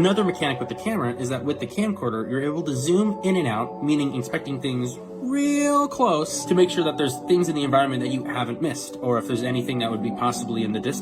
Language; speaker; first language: English; native; English